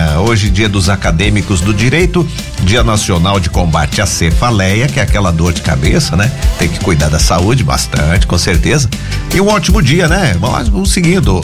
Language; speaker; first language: Portuguese; native; Portuguese